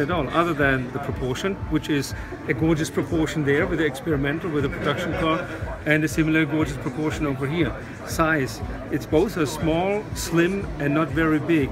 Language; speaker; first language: English; non-native, fluent; German